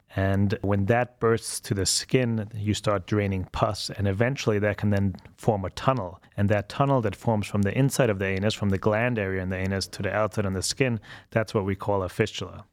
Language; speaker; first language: English; non-native, fluent; German